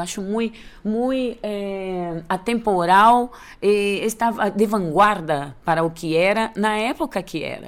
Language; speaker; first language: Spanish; non-native, learner; Portuguese